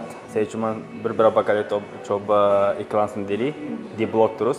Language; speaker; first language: Indonesian; non-native, fluent; Russian